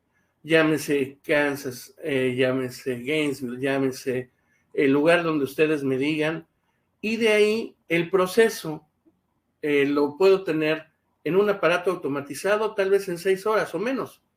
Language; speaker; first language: Spanish; native; Spanish